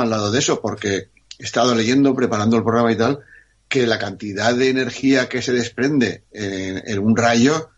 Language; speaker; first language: Spanish; native; Spanish